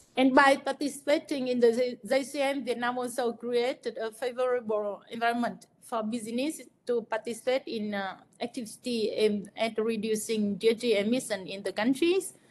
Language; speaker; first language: English; non-native, fluent; Vietnamese